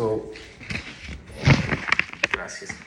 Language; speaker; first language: Spanish; non-native, learner; English